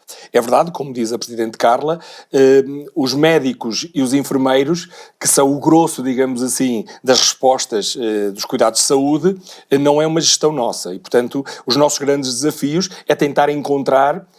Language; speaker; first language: Portuguese; native; Portuguese